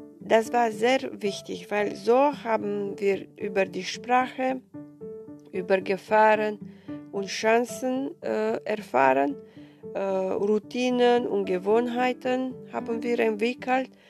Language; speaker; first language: German; non-native, fluent; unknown